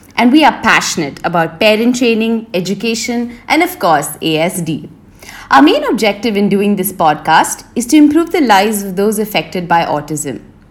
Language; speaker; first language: English; non-native, local second language; Hindi